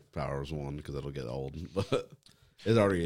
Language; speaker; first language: English; native; English